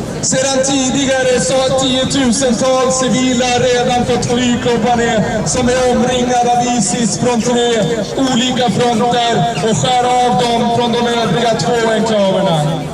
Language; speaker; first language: Swedish; native; Swedish